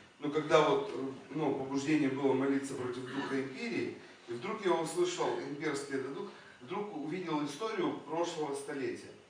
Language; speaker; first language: Russian; non-native, local second language; Ukrainian